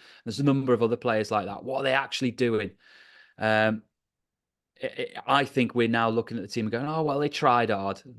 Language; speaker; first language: English; native; English